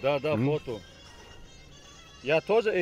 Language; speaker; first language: Russian; non-native, local second language; Turkmen